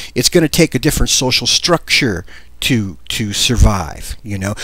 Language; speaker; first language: English; native; English